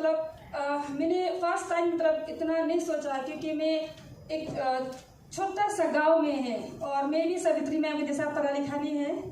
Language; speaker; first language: Hindi; non-native, local second language; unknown